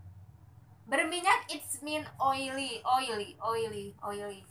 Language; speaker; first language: English; non-native, learner; Indonesian